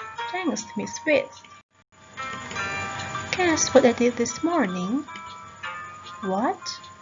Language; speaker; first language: English; non-native, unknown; Thai